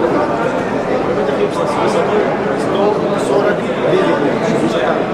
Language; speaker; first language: Russian; non-native, fluent; Arabic